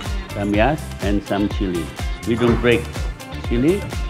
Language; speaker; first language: English; non-native, fluent; Indonesian